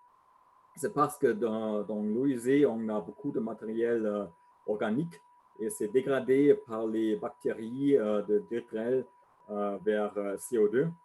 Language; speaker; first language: French; non-native, learner; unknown